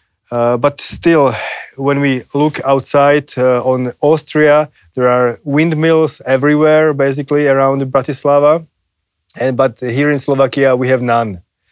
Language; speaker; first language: English; non-native, fluent; Slovak